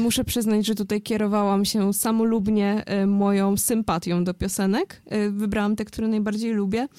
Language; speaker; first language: Polish; native; Polish